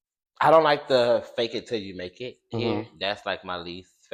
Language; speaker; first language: English; native; English